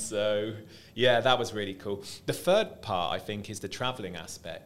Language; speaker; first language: English; native; English